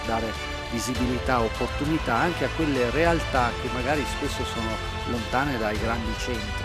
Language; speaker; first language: Italian; native; Italian